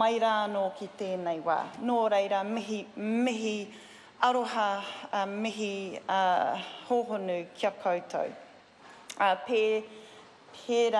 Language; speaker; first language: Māori; non-native, learner; English